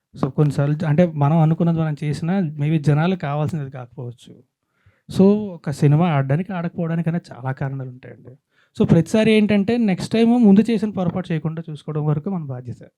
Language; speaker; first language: Telugu; native; Telugu